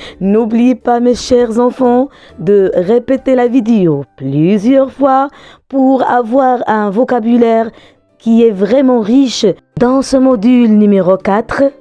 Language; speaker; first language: French; non-native, local second language; Arabic